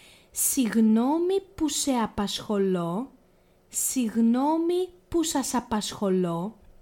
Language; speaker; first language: Greek; native; Greek